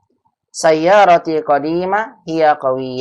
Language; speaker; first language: Arabic; non-native, fluent; Indonesian